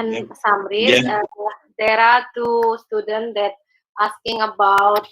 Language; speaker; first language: English; non-native, learner; Indonesian